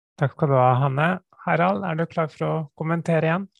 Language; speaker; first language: Norwegian; native; Norwegian